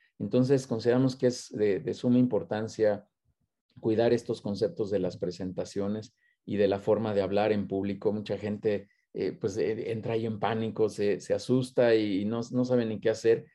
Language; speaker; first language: Spanish; native; Spanish